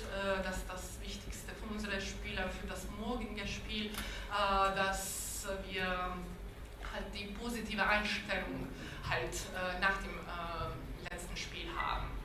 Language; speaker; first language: German; non-native, local second language; Bosnian